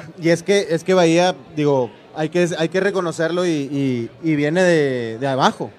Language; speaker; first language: Spanish; native; Spanish